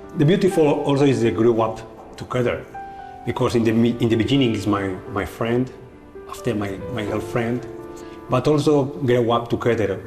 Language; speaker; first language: English; non-native, learner; Spanish